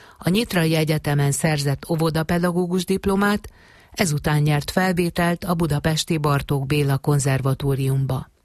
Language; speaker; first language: Hungarian; native; Hungarian